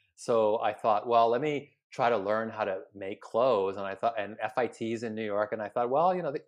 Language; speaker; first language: English; early bilingual, other home language; Spanish